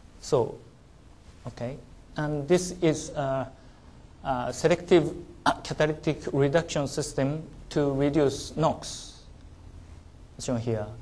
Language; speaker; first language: English; non-native, learner; Japanese